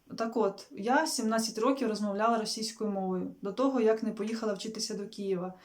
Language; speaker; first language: Ukrainian; non-native, local second language; Russian